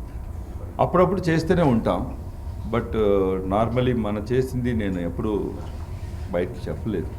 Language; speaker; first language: Telugu; non-native, learner; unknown